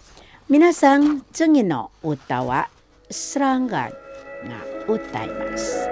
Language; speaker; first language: Japanese; non-native, fluent; Indonesian